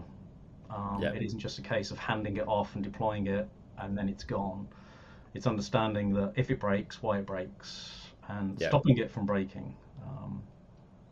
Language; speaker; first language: English; native; English